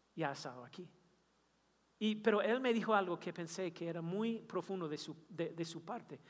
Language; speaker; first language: Spanish; non-native, fluent; English